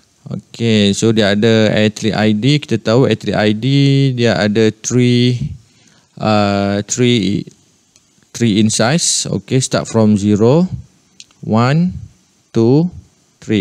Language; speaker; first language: English; non-native, local second language; Malay